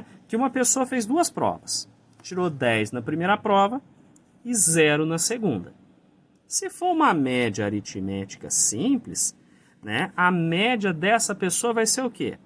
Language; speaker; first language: Portuguese; native; Portuguese